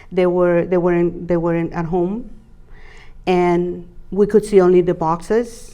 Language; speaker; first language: English; non-native, fluent; Spanish